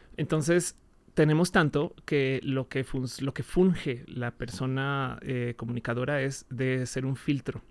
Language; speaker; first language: Spanish; native; Spanish